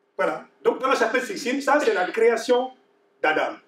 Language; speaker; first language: French; non-native, local second language; Bambara